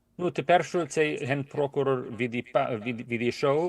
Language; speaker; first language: Ukrainian; early bilingual, heritage; Ukrainian